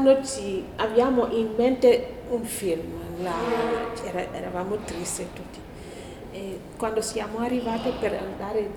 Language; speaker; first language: Italian; non-native, learner; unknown